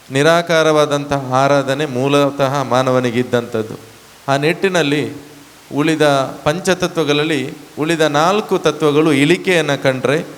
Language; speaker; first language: Kannada; native; Kannada